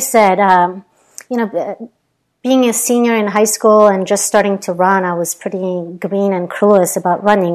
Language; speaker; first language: English; non-native, fluent; Polish